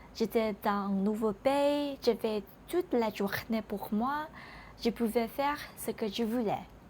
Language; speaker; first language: French; non-native, learner; Vietnamese